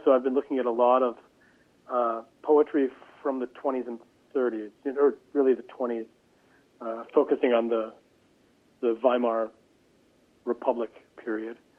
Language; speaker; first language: English; native; English